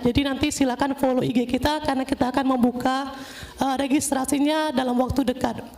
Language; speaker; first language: Indonesian; native; Indonesian